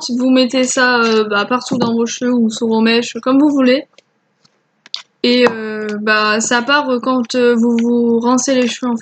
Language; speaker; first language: French; native; French